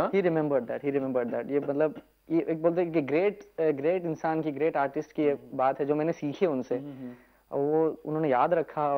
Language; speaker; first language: Hindi; non-native, local second language; Urdu